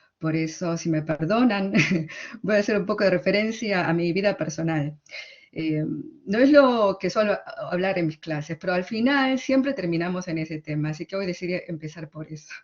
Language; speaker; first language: Spanish; early bilingual, other home language; Korean